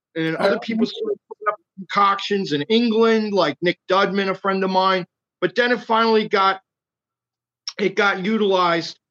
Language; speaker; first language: English; native; English